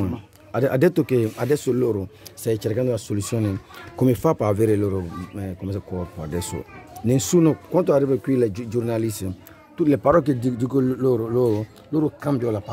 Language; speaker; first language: Italian; non-native, learner; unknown